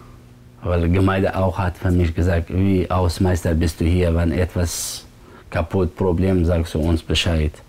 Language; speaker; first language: German; non-native, learner; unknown